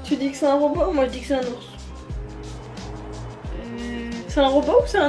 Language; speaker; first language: French; native; French